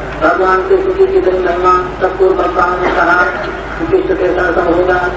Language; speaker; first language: Hindi; native; Hindi